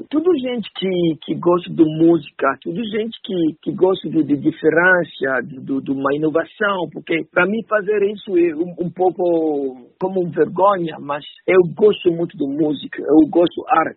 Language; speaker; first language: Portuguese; non-native, learner; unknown